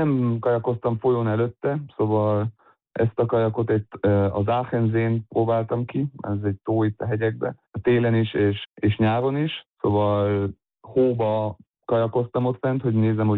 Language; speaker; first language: Hungarian; early bilingual, heritage; Hungarian